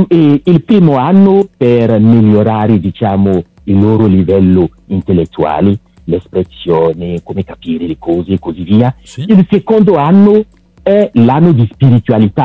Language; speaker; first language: Italian; non-native, local second language; French